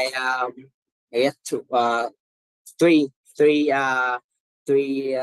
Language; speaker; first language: English; non-native, learner; Vietnamese